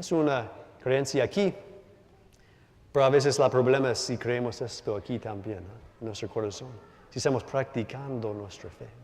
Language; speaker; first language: Spanish; non-native, learner; English